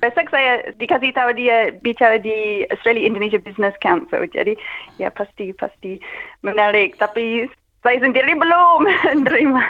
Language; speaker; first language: Indonesian; non-native, fluent; English